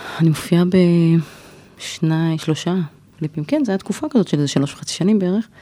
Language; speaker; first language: Hebrew; native; Hebrew